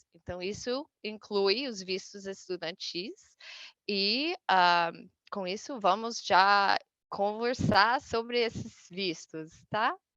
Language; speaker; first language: Portuguese; non-native, fluent; English